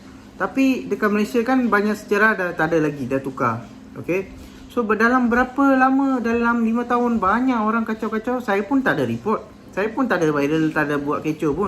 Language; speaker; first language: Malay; non-native, local second language; Tamil